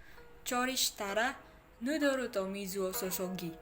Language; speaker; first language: Japanese; non-native, learner; Indonesian